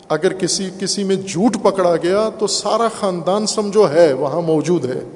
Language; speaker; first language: Urdu; non-native, local second language; Punjabi